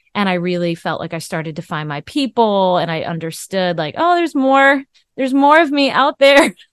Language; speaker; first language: English; native; English